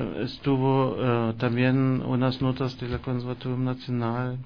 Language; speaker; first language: Spanish; non-native, learner; German